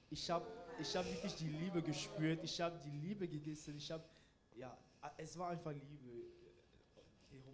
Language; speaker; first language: German; non-native, learner; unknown